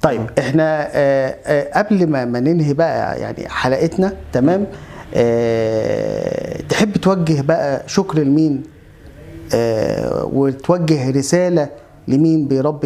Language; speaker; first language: Arabic; native; Arabic